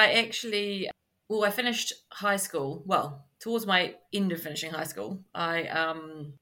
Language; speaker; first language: English; native; English